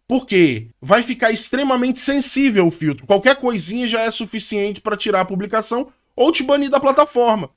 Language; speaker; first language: Portuguese; native; Portuguese